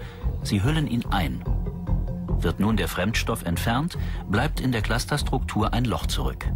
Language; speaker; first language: German; native; German